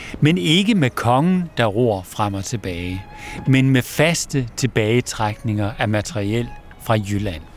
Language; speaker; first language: Danish; native; Danish